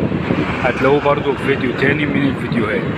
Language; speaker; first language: Arabic; native; Arabic